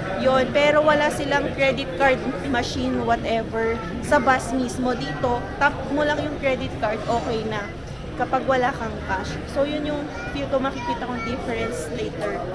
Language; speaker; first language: Filipino; native; Filipino